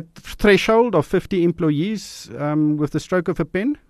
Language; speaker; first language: English; non-native, local second language; Afrikaans